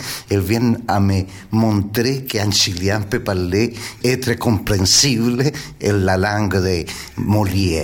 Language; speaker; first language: French; non-native, fluent; Spanish